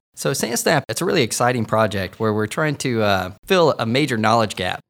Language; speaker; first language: English; native; English